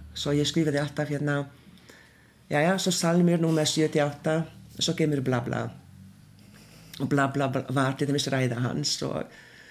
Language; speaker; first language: Icelandic; non-native, fluent; Hungarian